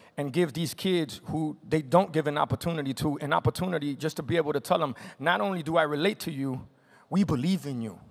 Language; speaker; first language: English; native; English